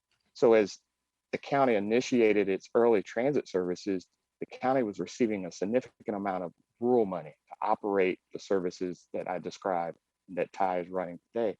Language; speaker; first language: English; native; English